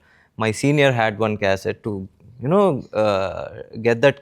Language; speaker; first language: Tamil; non-native, learner; Telugu